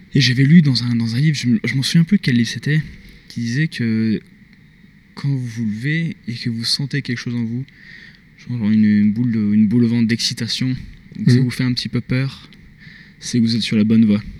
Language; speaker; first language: French; native; French